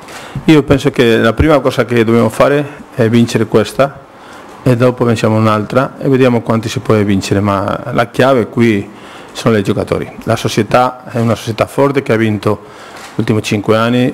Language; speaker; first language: Italian; non-native, fluent; Spanish